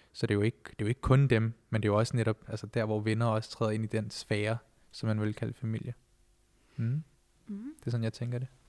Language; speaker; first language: Danish; early bilingual, other home language; Punjabi